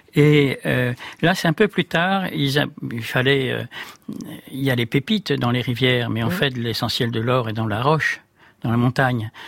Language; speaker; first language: French; native; French